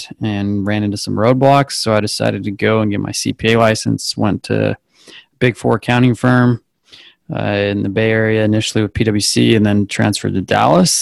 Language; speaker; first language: English; native; English